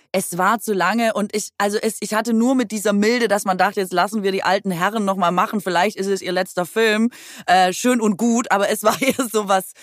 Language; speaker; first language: German; native; German